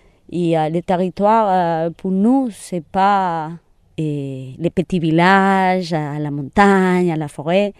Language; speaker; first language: French; non-native, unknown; Spanish